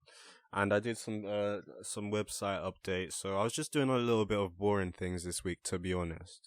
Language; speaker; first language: English; native; English